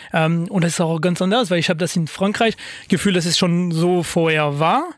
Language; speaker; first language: German; non-native, fluent; French